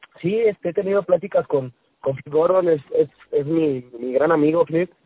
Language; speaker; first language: Spanish; native; Spanish